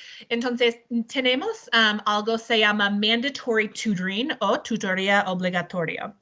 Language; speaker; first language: Spanish; non-native, learner; English